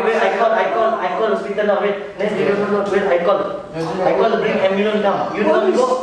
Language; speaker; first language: English; non-native, learner; Malay